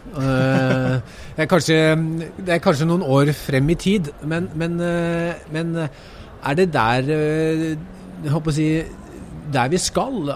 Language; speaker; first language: Norwegian; native; Norwegian